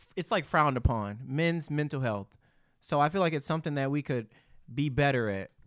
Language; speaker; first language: English; native; English